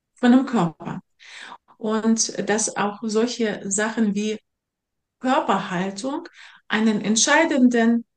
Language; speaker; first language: German; non-native, fluent; Russian